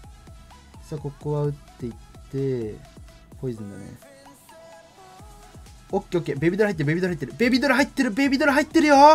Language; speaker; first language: Japanese; native; Japanese